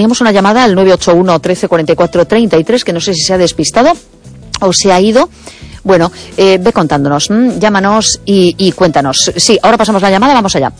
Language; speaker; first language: Spanish; native; Spanish